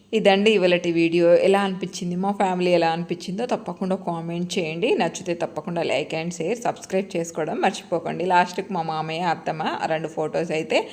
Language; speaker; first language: Telugu; non-native, local second language; Lambadi